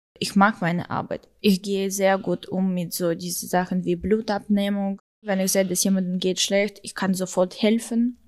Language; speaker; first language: German; non-native, fluent; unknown